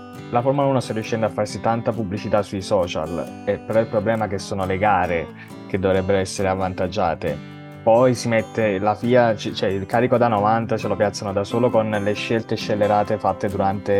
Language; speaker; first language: Italian; native; Italian